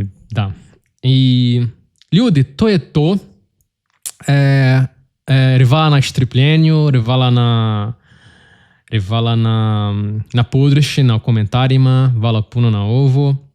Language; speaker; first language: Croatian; non-native, learner; Portuguese